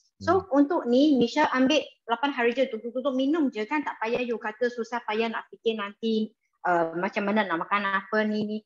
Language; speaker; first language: Malay; non-native, local second language; Chinese